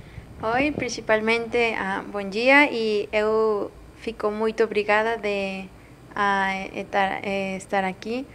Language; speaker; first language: Portuguese; non-native, learner; Spanish